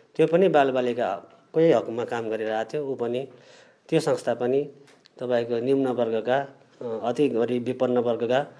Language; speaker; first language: Nepali; native; Nepali